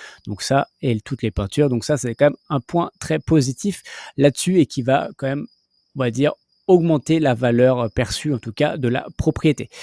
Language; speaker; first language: French; native; French